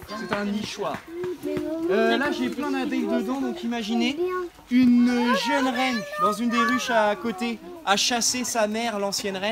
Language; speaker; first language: French; native; French